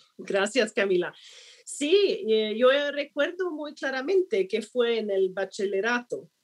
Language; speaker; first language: Spanish; non-native, fluent; Swedish